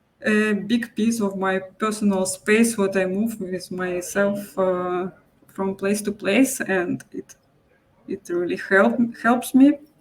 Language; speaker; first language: English; non-native, local second language; Russian